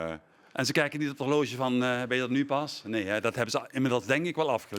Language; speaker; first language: Dutch; native; Dutch